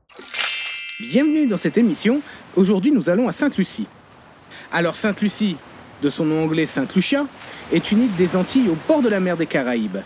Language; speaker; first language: French; native; French